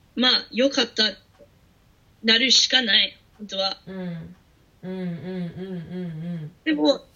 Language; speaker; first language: Japanese; non-native, fluent; English